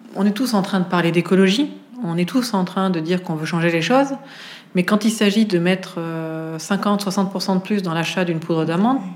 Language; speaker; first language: French; native; French